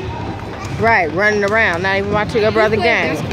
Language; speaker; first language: English; native; English